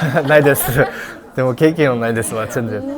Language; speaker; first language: Japanese; non-native, fluent; Korean